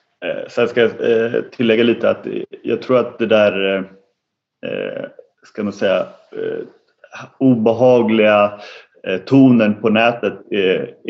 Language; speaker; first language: Swedish; native; Swedish